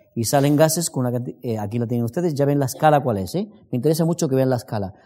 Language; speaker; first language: Spanish; native; Spanish